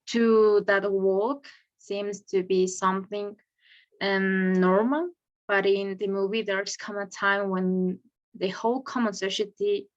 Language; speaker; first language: English; non-native, learner; Spanish